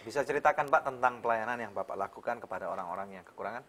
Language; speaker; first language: Indonesian; native; Indonesian